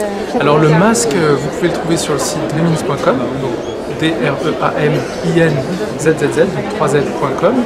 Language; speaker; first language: French; native; French